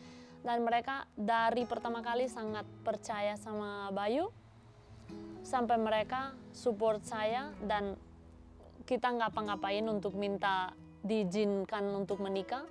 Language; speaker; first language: Indonesian; non-native, fluent; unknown